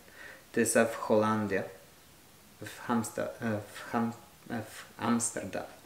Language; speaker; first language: Bulgarian; non-native, learner; French